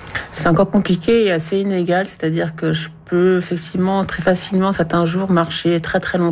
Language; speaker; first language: French; native; French